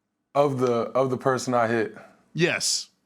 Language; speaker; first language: English; native; English